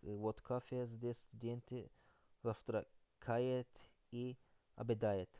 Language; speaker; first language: Russian; non-native, learner; Turkish